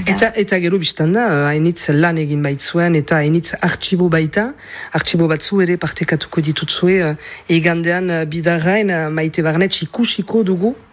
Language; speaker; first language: Basque; native; Basque